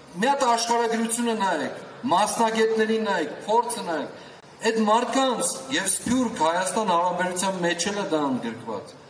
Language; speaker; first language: Armenian; native; Armenian